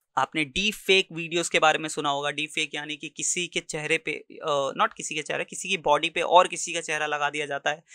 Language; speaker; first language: Hindi; native; Hindi